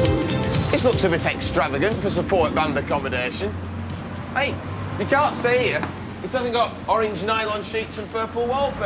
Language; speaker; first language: English; native; English